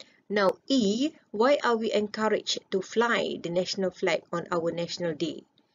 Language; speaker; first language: English; non-native, local second language; Malay